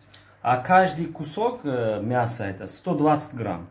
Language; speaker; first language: Russian; non-native, fluent; Uzbek